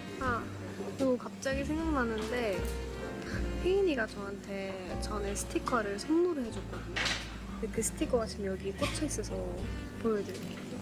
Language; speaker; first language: Korean; non-native, fluent; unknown